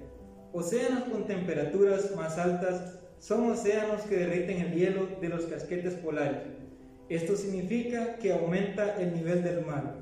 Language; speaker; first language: Spanish; native; Spanish